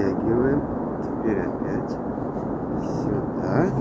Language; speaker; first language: Russian; native; Russian